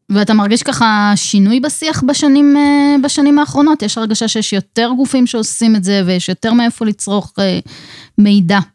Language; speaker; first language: Hebrew; native; Hebrew